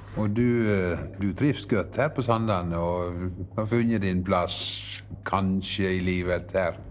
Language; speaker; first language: Norwegian; native; Norwegian